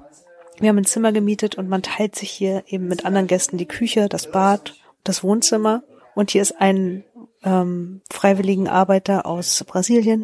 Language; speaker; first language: German; native; German